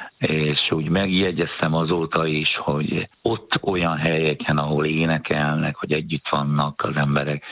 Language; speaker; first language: Hungarian; native; Hungarian